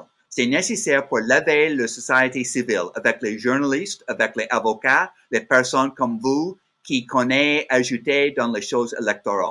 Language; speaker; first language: French; non-native, learner; English